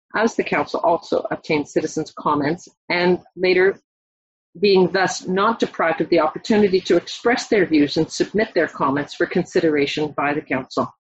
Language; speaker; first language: English; native; English